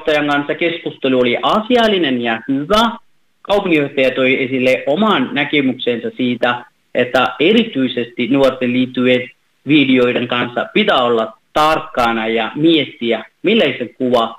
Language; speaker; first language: Finnish; non-native, fluent; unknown